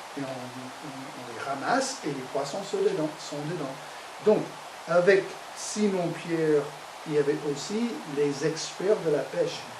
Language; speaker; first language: French; non-native, fluent; English